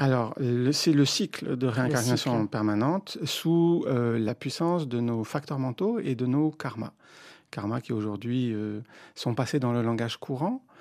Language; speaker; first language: French; native; French